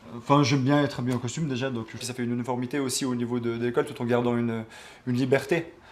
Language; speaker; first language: French; early bilingual, other home language; Albanian